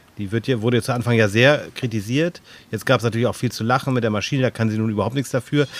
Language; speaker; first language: German; native; German